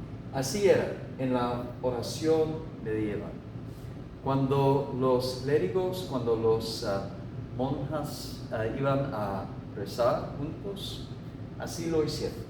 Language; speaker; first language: Spanish; non-native, fluent; English